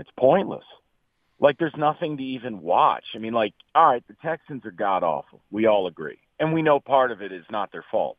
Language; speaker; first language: English; native; English